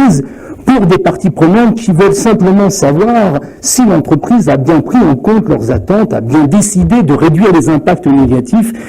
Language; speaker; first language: French; native; French